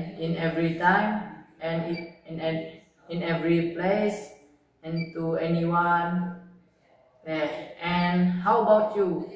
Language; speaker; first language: English; non-native, learner; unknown